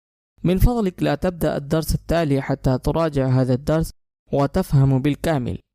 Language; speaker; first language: Arabic; non-native, fluent; Urdu